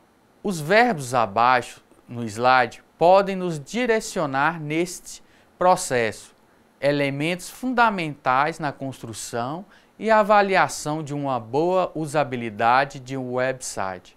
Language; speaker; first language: Portuguese; native; Portuguese